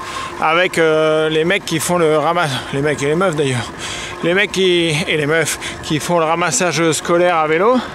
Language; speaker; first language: French; native; French